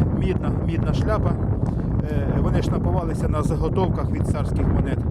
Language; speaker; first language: Ukrainian; non-native, local second language; Russian